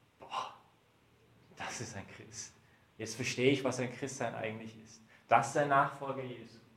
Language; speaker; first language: German; early bilingual, heritage; German